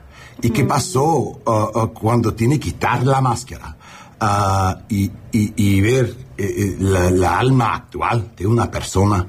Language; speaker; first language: Spanish; non-native, learner; English